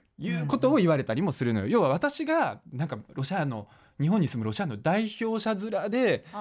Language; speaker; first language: Japanese; early bilingual, other home language; Russian